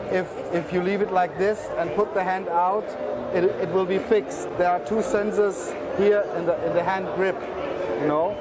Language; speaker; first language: English; non-native, fluent; German